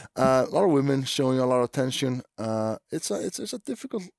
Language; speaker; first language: English; non-native, fluent; Icelandic